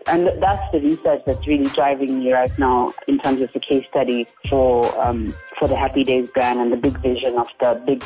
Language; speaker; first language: English; native; English